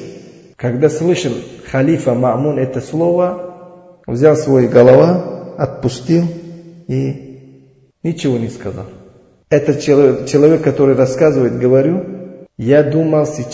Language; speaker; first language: Russian; non-native, learner; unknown